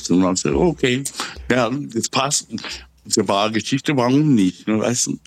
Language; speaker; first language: German; non-native, fluent; English